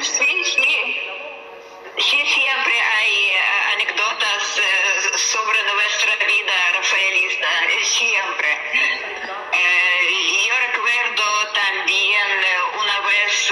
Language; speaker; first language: Spanish; non-native, learner; Russian